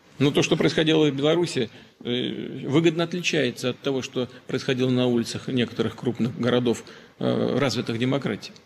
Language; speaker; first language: Russian; native; Russian